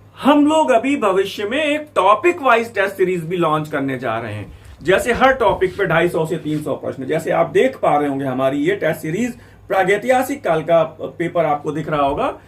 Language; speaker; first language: Hindi; native; Hindi